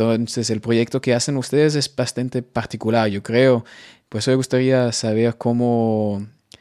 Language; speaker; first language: Spanish; non-native, fluent; German